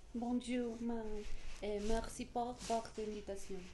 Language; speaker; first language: French; non-native, learner; Spanish